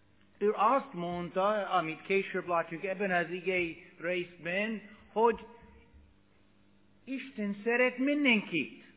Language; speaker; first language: Hungarian; non-native, fluent; English